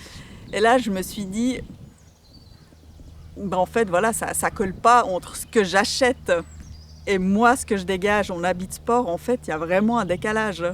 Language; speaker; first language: French; native; French